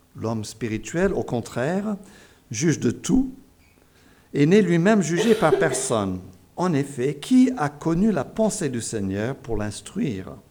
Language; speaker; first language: French; non-native, fluent; English